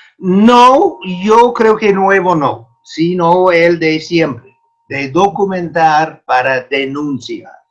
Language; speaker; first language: Spanish; non-native, fluent; English